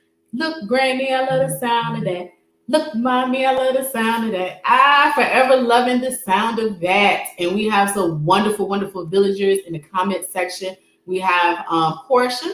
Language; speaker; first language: English; native; English